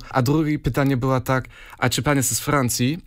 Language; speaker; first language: Polish; non-native, learner; German